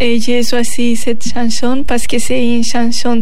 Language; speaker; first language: French; non-native, learner; Spanish